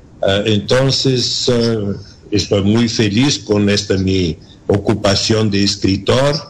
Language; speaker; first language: Spanish; non-native, learner; Bulgarian